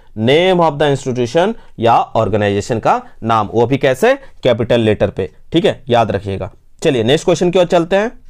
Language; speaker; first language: Hindi; native; Hindi